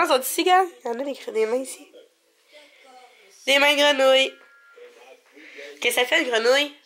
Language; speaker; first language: French; native; French